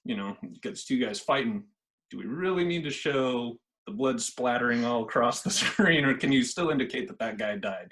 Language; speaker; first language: English; native; English